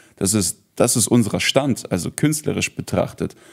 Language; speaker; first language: German; early bilingual, heritage; Russian